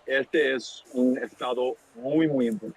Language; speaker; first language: Spanish; non-native, fluent; English